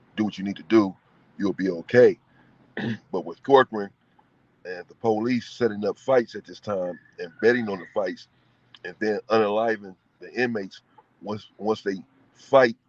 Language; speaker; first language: English; native; English